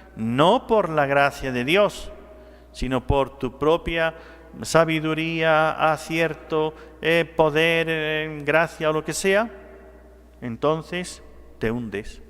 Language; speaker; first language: Spanish; native; Spanish